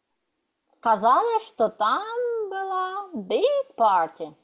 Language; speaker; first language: Russian; native; Russian